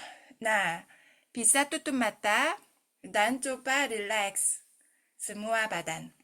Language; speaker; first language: Indonesian; non-native, fluent; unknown